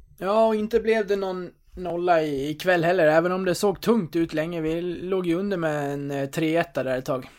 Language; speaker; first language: Swedish; native; Swedish